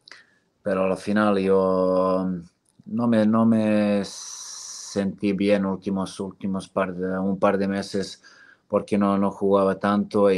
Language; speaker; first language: Spanish; non-native, fluent; Serbian